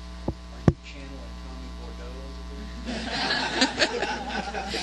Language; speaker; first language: English; native; English